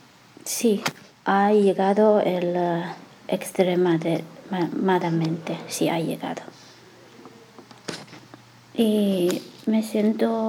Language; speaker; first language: Spanish; non-native, learner; Chinese